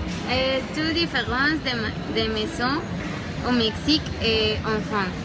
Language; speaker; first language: French; non-native, learner; Spanish